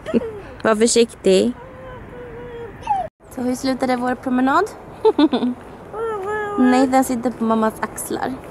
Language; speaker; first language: Swedish; native; Swedish